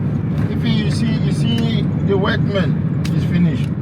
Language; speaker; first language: English; non-native, learner; Mandingo